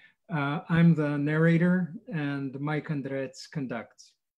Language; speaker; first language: English; early bilingual, other home language; Ukrainian